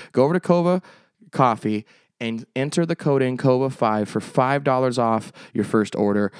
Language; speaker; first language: English; native; English